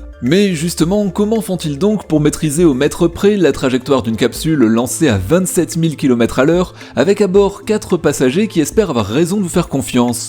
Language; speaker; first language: French; native; French